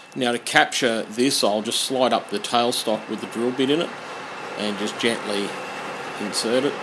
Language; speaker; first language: English; native; English